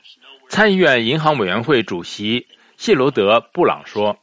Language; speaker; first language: Chinese; native; Chinese